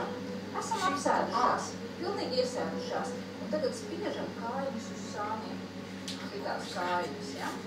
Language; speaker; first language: Latvian; native; Latvian